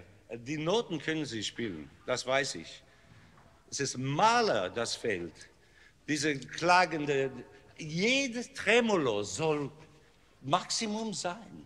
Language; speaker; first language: German; non-native, fluent; English